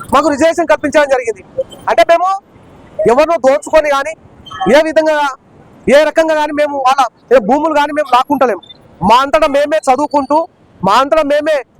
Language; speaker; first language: Telugu; non-native, local second language; Lambadi